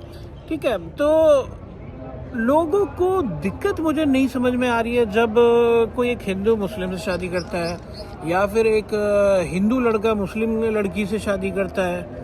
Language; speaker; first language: Hindi; non-native, local second language; Malayalam